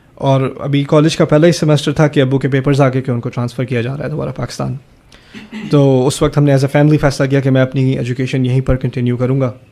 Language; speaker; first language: Urdu; early bilingual, heritage; German